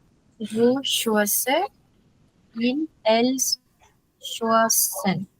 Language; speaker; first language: French; non-native, learner; Portuguese